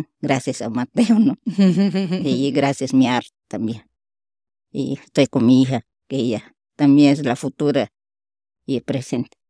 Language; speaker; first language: Spanish; non-native, local second language; Shipibo-Conibo